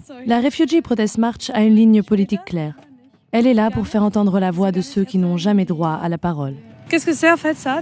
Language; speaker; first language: French; native; French